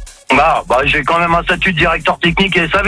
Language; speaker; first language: French; native; French